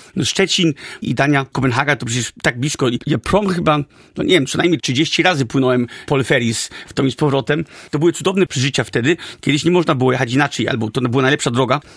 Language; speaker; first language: Polish; early bilingual, heritage; Polish